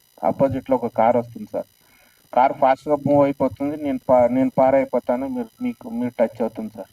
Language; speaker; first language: Telugu; non-native, local second language; Hindi